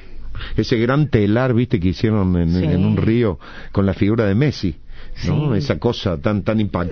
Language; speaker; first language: Spanish; native; Spanish